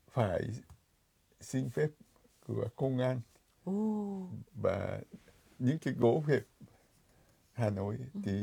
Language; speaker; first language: Vietnamese; non-native, fluent; Japanese